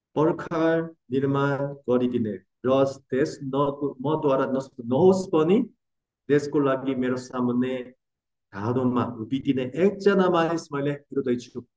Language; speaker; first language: Nepali; non-native, fluent; Korean